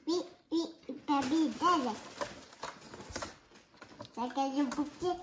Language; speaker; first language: French; native; French